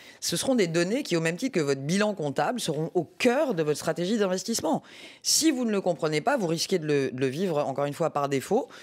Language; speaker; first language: French; native; French